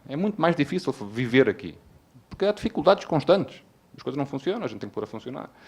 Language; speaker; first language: Portuguese; native; Portuguese